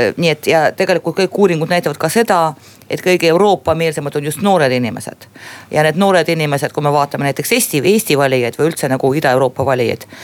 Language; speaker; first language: Estonian; non-native, local second language; Russian